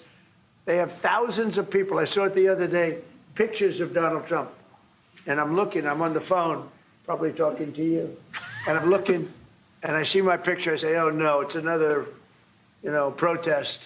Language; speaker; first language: English; native; English